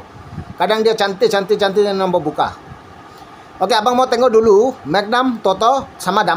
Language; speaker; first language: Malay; non-native, learner; Bangla